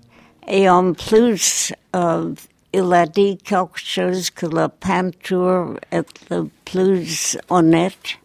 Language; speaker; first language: French; non-native, fluent; English